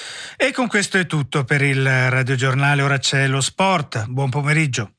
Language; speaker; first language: Italian; native; Italian